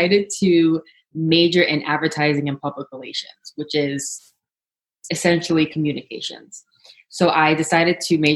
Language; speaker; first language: English; native; English